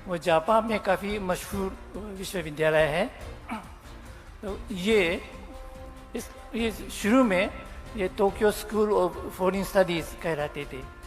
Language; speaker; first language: Hindi; non-native, fluent; Japanese